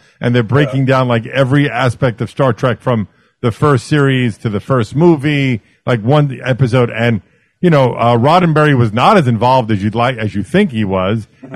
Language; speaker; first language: English; native; English